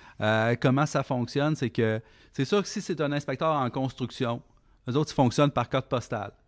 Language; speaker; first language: French; native; French